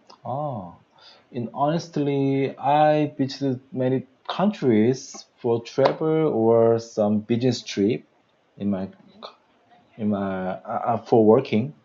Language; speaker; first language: English; non-native, learner; Korean